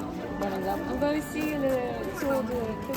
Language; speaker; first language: French; non-native, fluent; Japanese